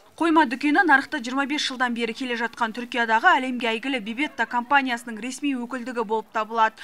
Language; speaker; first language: Kazakh; native; Kazakh